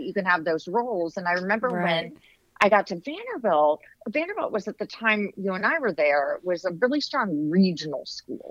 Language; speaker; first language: English; native; English